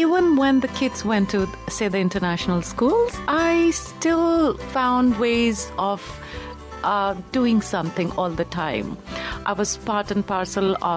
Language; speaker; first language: English; non-native, local second language; Punjabi